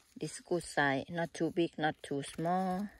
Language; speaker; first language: English; non-native, learner; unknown